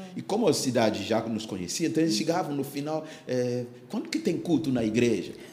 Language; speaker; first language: Portuguese; non-native, fluent; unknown